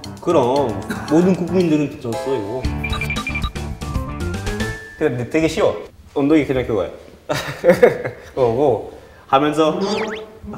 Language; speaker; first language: Korean; non-native, fluent; French